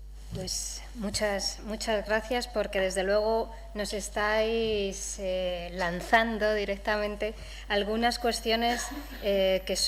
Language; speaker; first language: Spanish; native; Spanish